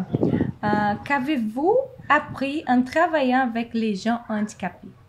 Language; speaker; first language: French; non-native, fluent; Portuguese